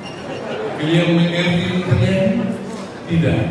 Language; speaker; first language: Indonesian; non-native, fluent; Tetum